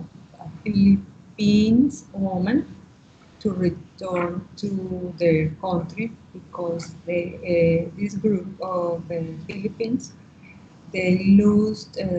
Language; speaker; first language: English; non-native, learner; Spanish